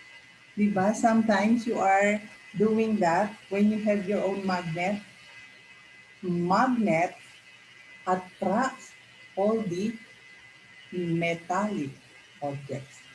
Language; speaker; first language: English; non-native, local second language; Filipino